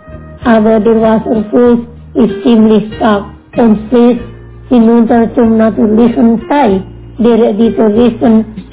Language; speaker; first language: German; non-native, learner; Indonesian